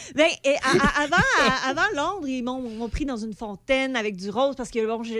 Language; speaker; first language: French; native; French